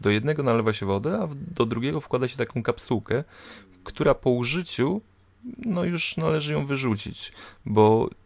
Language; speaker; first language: Polish; native; Polish